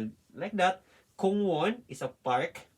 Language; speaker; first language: English; non-native, learner; Filipino